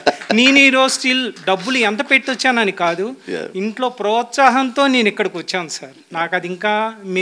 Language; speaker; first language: Telugu; native; Telugu